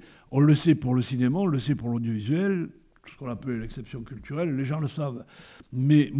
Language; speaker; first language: French; native; French